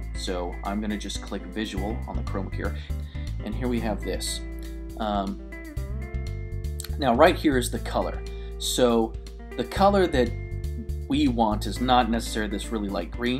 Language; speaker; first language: English; native; English